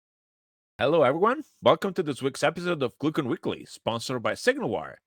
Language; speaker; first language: English; native; English